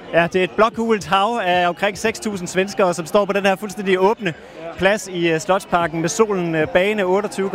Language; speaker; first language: Danish; native; Danish